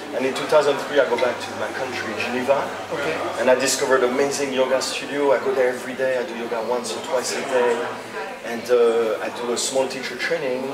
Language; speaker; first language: English; non-native, fluent; French